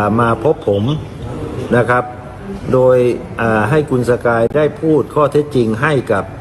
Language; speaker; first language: Thai; native; Thai